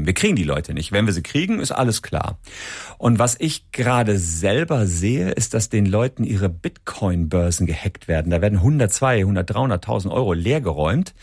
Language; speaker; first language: German; native; German